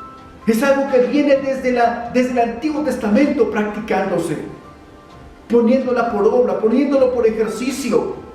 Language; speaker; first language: Spanish; native; Spanish